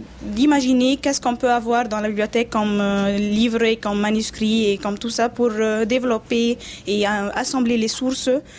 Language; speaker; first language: French; non-native, fluent; Arabic